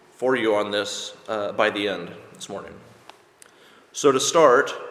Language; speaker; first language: English; native; English